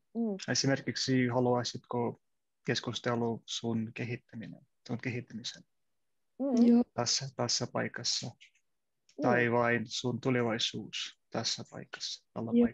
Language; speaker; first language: Finnish; non-native, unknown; Russian